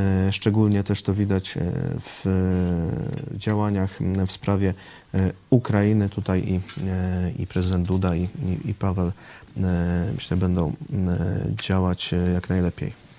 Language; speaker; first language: Polish; native; Polish